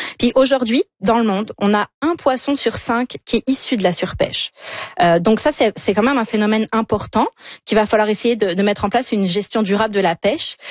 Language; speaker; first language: French; native; French